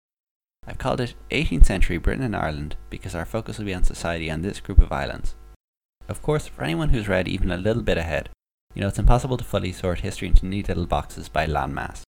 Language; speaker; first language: English; native; English